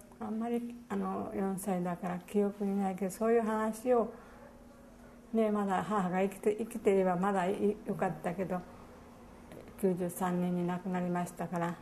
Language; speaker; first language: Japanese; native; Japanese